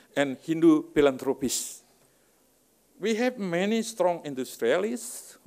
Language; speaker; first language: English; non-native, fluent; Indonesian